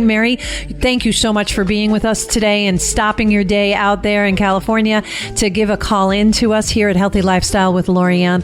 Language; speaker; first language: English; native; English